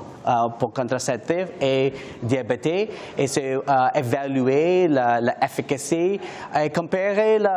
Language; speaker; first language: French; non-native, learner; English